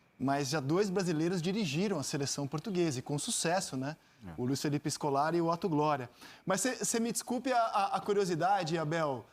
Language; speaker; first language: Portuguese; native; Portuguese